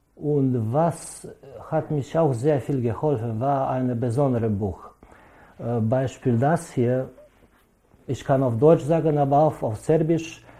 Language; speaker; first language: German; non-native, learner; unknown